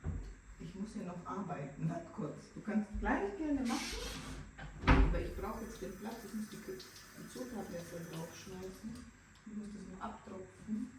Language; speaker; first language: German; native; German